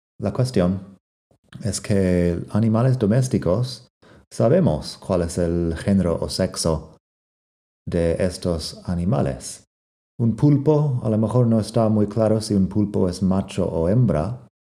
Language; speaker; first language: Spanish; non-native, fluent; English